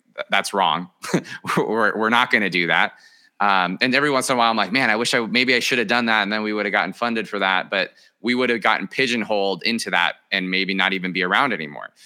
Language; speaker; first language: English; early bilingual, other home language; Spanish